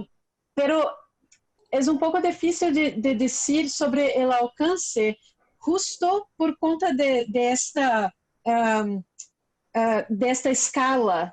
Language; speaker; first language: Spanish; non-native, fluent; Portuguese